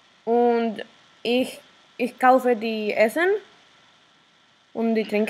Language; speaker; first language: German; non-native, learner; Spanish